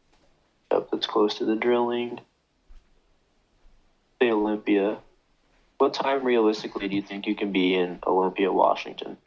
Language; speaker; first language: English; native; English